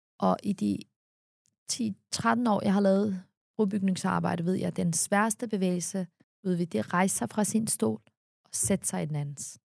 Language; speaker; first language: Danish; early bilingual, other home language; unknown